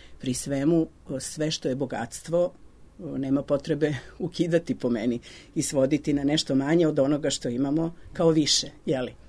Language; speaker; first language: Serbian; native; Serbian